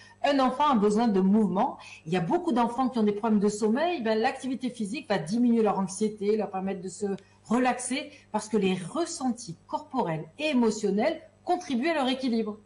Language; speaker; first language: French; native; French